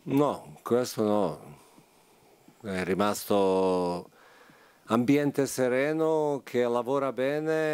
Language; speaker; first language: Italian; non-native, fluent; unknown